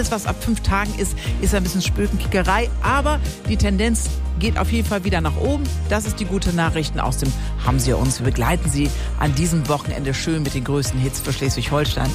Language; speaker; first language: German; native; German